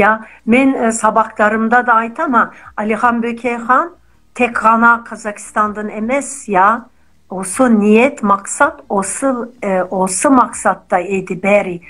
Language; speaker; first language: Kazakh; non-native, fluent; Turkish